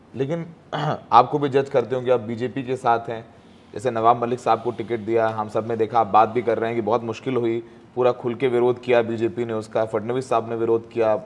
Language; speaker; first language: Hindi; native; Hindi